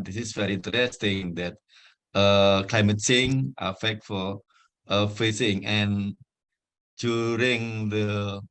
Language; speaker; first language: English; non-native, fluent; Indonesian